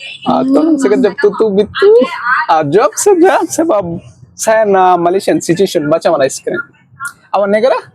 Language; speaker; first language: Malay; non-native, learner; Bangla